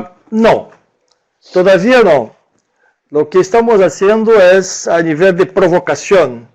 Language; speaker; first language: Spanish; non-native, learner; Portuguese